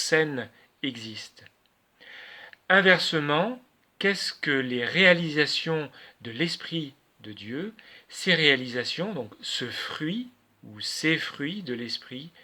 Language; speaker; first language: French; native; French